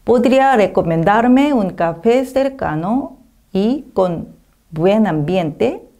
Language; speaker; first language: Spanish; non-native, learner; Korean